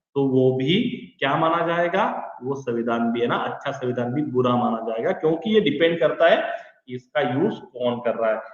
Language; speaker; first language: Hindi; non-native, local second language; Marathi